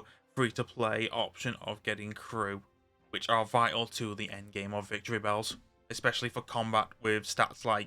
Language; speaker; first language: English; native; English